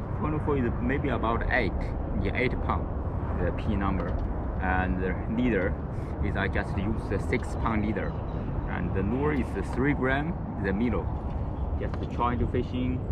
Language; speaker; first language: English; non-native, learner; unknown